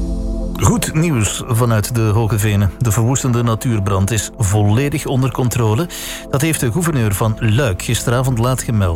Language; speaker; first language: Dutch; native; Dutch